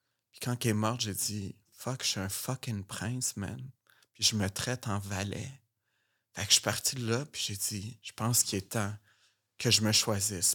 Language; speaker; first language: French; native; French